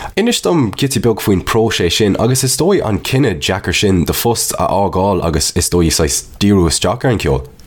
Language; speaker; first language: Irish; non-native, local second language; English